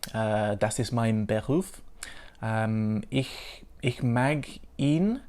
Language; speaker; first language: German; non-native, learner; English